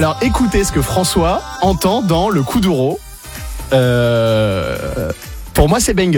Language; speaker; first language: French; native; French